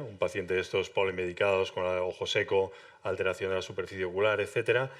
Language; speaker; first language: Spanish; native; Spanish